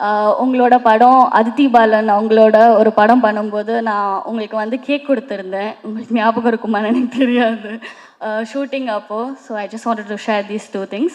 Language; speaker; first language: Tamil; non-native, fluent; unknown